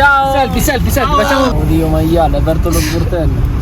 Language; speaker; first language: Italian; native; Italian